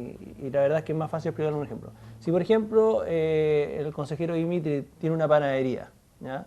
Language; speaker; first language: Spanish; native; Spanish